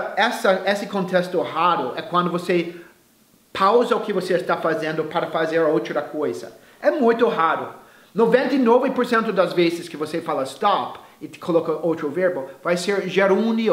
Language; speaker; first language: Portuguese; non-native, fluent; English